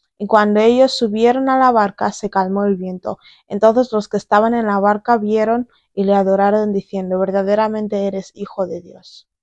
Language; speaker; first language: Spanish; early bilingual, other home language; English